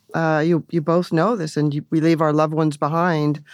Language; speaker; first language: English; native; English